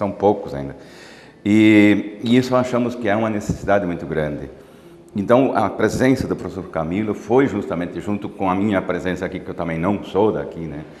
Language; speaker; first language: Portuguese; native; Portuguese